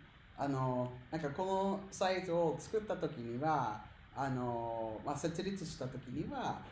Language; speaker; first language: Japanese; non-native, fluent; English